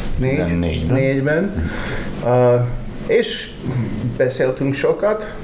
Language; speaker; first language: Hungarian; non-native, learner; English